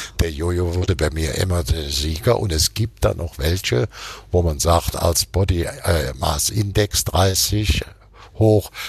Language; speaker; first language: German; native; German